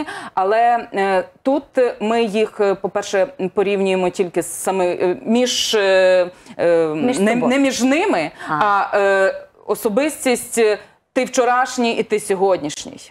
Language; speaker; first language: Ukrainian; native; Ukrainian